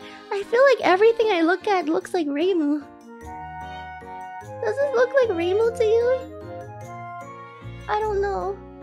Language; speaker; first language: English; native; English